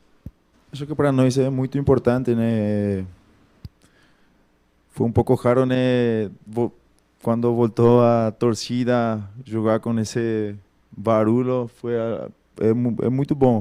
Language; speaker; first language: Portuguese; non-native, fluent; Spanish